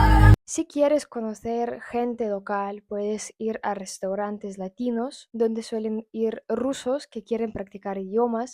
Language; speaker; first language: Spanish; non-native, fluent; Russian